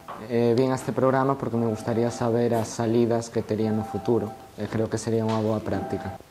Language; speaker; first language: Galician; non-native, local second language; Spanish